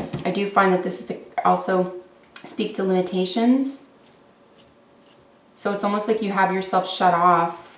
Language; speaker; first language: English; native; English